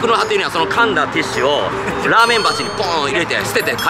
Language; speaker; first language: Japanese; native; Japanese